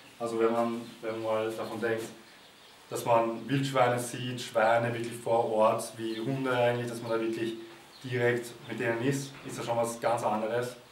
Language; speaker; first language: German; native; German